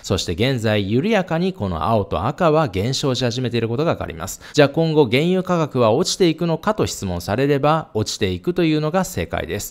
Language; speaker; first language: Japanese; native; Japanese